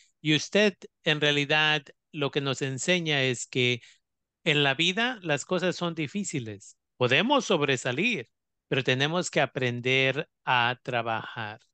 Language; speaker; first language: Spanish; native; Spanish